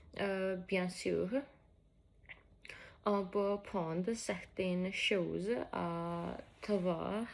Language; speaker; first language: French; non-native, learner; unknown